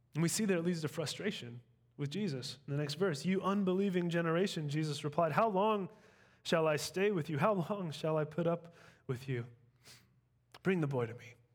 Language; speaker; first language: English; native; English